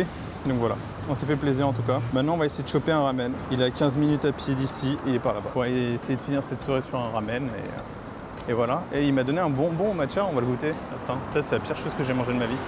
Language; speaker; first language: French; native; French